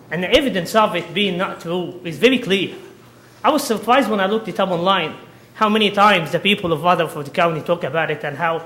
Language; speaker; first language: English; non-native, fluent; Arabic